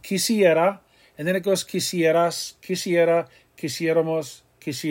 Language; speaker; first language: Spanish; non-native, fluent; English